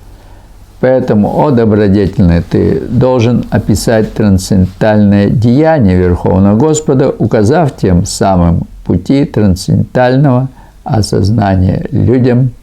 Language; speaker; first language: Russian; native; Russian